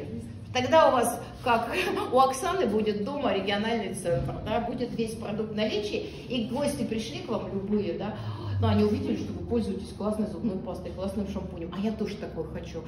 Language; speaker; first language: Russian; native; Russian